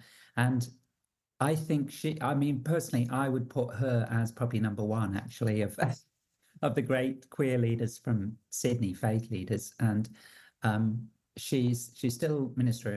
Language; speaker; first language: English; native; English